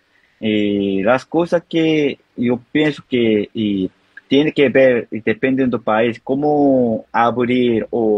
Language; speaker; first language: Spanish; non-native, learner; Korean